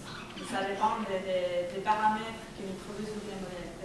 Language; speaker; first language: French; non-native, fluent; Spanish